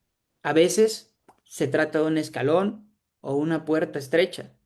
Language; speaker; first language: Spanish; native; Spanish